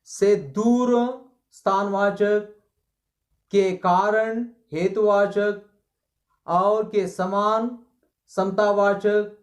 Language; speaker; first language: Hindi; non-native, local second language; Kannada